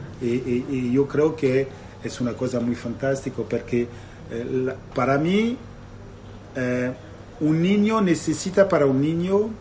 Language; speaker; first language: Spanish; non-native, learner; Italian